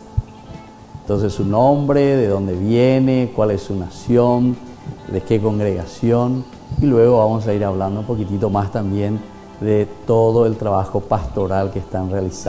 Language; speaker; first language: Spanish; native; Spanish